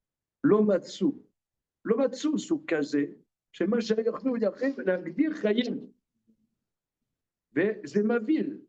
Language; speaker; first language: Hebrew; non-native, fluent; French